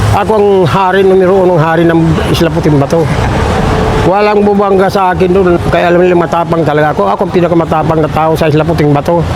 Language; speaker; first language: Filipino; native; Filipino